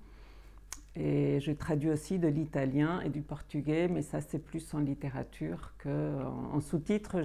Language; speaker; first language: French; native; French